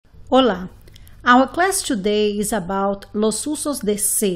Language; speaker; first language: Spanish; non-native, fluent; English